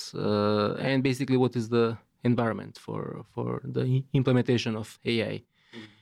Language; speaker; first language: English; non-native, fluent; Macedonian